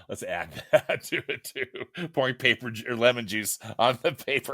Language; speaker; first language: English; native; English